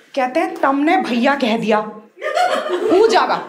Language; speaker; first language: Hindi; native; Hindi